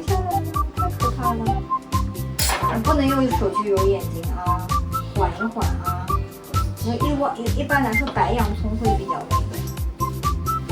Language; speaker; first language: Chinese; native; Chinese